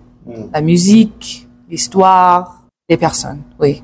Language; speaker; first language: French; non-native, learner; English